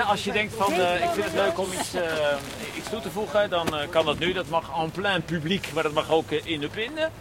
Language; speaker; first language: Dutch; native; Dutch